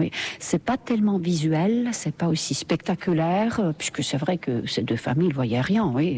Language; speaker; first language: French; non-native, fluent; Estonian